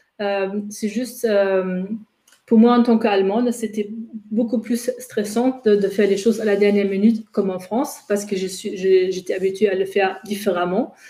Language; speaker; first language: French; non-native, fluent; German